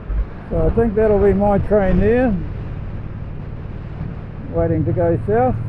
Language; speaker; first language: English; native; English